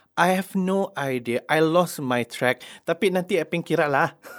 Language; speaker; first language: English; non-native, local second language; Malay